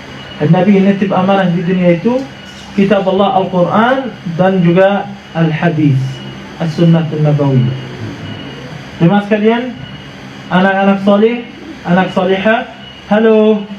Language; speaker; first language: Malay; non-native, fluent; Arabic